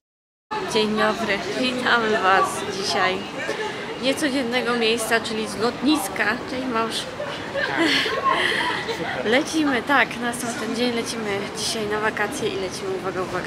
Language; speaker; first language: Polish; native; Polish